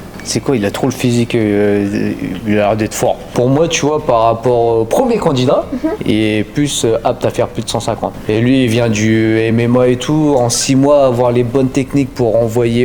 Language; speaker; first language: French; native; French